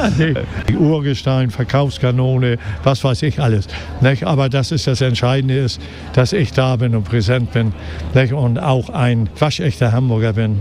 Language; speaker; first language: German; native; German